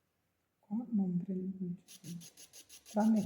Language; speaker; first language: Italian; native; Italian